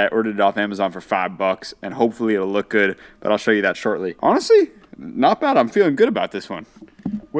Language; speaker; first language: English; native; English